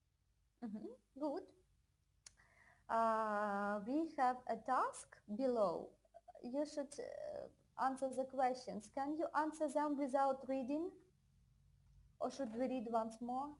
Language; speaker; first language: English; non-native, fluent; Russian